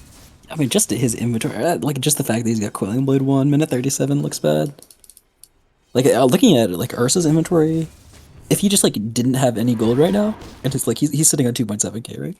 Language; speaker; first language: English; native; English